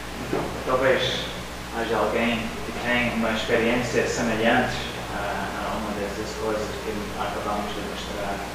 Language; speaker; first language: Portuguese; non-native, fluent; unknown